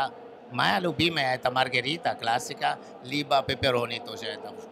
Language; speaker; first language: Russian; non-native, learner; Italian